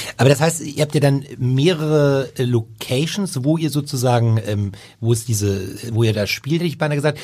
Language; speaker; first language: German; native; German